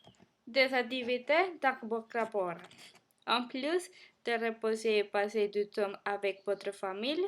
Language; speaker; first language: French; non-native, learner; Spanish